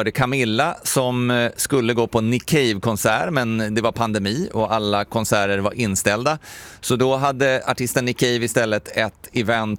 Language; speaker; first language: Swedish; native; Swedish